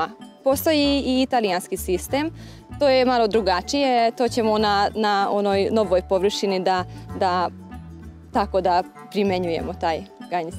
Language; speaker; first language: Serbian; non-native, local second language; Hungarian